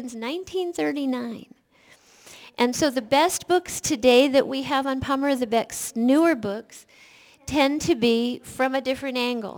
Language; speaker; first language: English; native; English